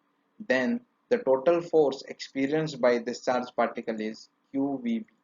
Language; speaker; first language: English; non-native, local second language; Hindi